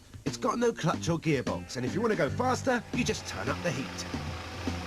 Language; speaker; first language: English; native; English